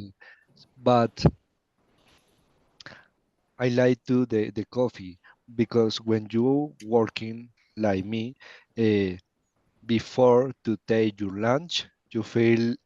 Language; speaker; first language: English; non-native, learner; Spanish